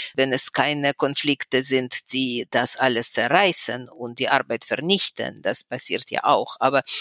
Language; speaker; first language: German; non-native, fluent; Russian